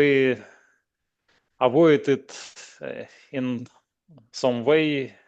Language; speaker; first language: English; non-native, learner; Russian